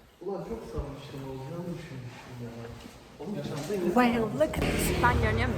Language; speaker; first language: Turkish; native; Turkish